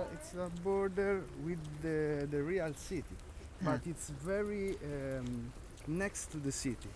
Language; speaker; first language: English; non-native, learner; Italian